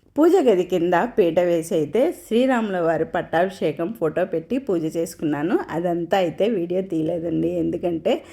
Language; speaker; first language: Telugu; non-native, local second language; Tamil